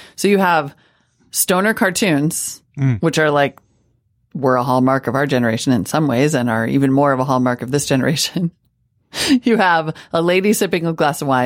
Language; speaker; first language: English; native; English